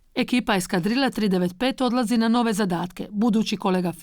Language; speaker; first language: Croatian; native; Croatian